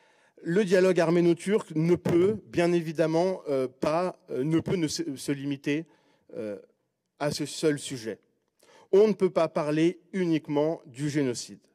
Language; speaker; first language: French; native; French